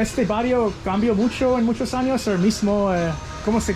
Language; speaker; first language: Spanish; non-native, learner; English